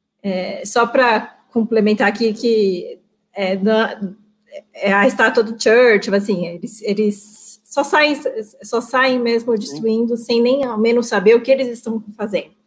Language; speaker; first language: Portuguese; native; Portuguese